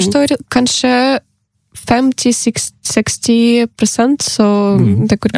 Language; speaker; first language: Norwegian; non-native, learner; Ukrainian